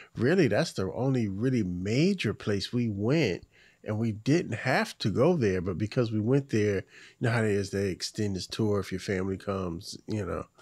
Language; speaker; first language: English; native; English